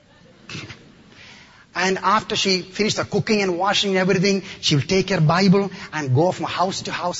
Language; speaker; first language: English; non-native, local second language; Malayalam